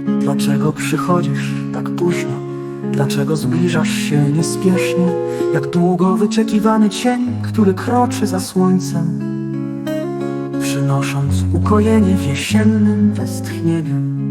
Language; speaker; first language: Polish; native; Polish